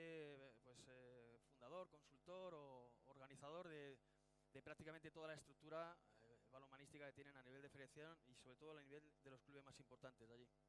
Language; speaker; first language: Spanish; native; Spanish